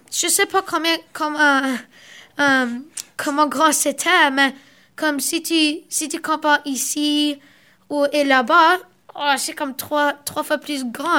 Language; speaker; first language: French; early bilingual, other home language; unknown